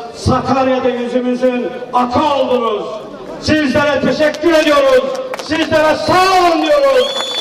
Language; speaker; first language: Turkish; native; Turkish